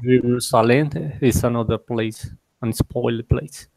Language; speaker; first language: English; non-native, learner; Spanish